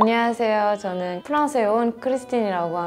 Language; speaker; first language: Korean; non-native, fluent; French